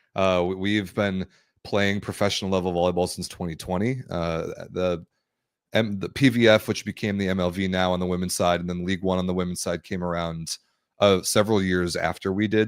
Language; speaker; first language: English; native; English